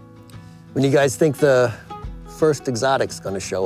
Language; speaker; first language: English; native; English